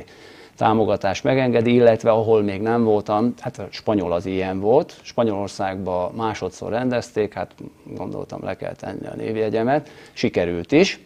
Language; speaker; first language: Hungarian; native; Hungarian